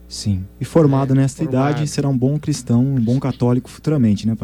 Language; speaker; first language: Portuguese; native; Portuguese